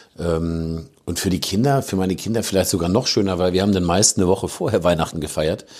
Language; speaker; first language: German; native; German